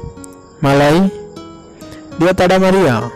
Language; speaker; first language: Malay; non-native, learner; Bangla